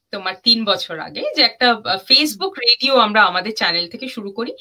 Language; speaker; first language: Bangla; early bilingual, heritage; German